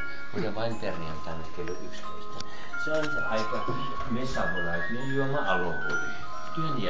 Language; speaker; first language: Finnish; non-native, learner; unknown